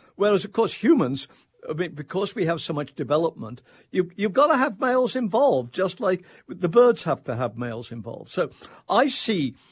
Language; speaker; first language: English; native; English